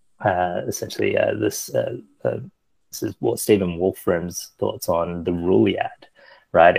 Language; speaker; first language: English; early bilingual, other home language; Chinese